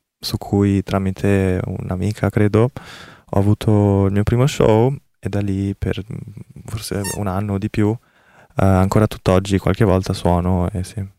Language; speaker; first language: Italian; early bilingual, other home language; Korean